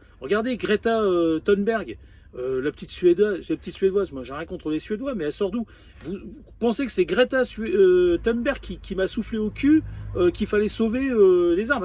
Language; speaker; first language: French; native; French